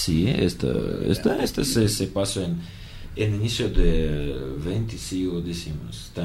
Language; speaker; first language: Spanish; non-native, learner; Russian